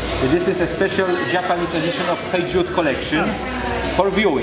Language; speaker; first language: English; non-native, learner; Polish